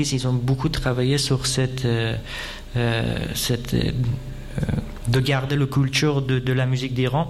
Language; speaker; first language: French; non-native, fluent; Persian